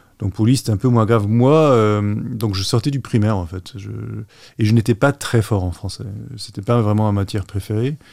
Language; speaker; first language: French; non-native, local second language; Luxembourgish